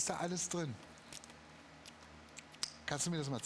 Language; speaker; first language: German; native; German